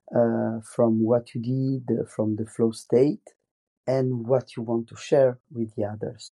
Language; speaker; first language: English; non-native, fluent; Italian